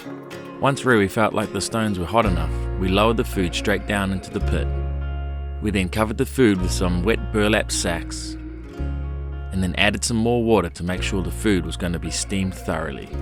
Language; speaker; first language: English; native; English